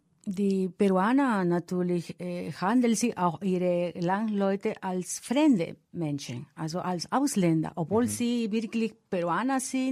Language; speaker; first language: German; non-native, fluent; Spanish